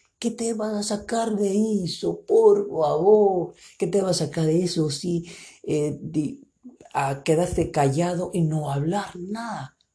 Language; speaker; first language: Spanish; non-native, fluent; Portuguese